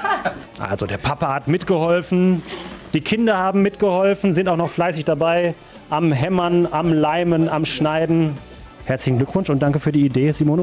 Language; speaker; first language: German; native; German